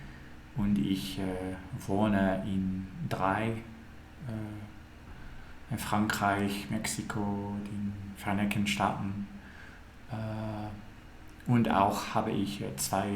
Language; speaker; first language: German; non-native, learner; English